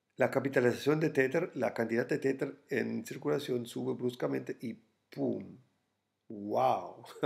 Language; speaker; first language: Spanish; non-native, fluent; German